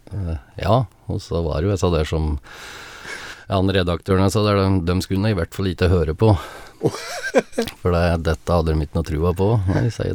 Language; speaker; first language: Norwegian; native; Norwegian